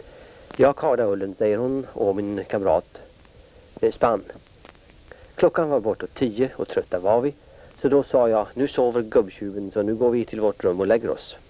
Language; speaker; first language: Swedish; native; Swedish